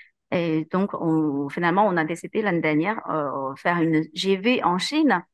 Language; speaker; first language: French; non-native, learner; Chinese